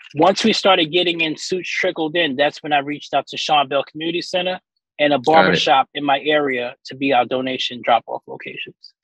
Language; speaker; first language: English; native; English